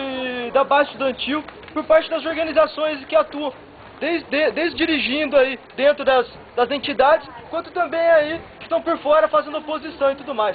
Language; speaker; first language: Portuguese; native; Portuguese